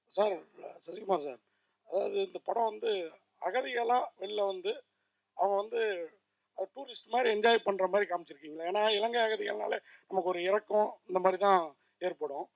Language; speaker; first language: Tamil; native; Tamil